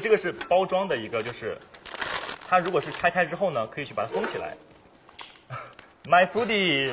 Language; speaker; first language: Chinese; native; Chinese